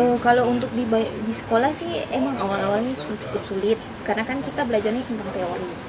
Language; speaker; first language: Indonesian; native; Indonesian